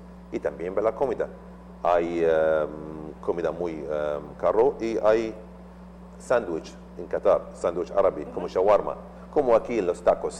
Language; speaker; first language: Spanish; non-native, learner; Arabic